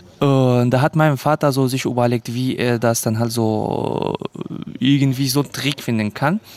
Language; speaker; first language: German; early bilingual, other home language; Kurdish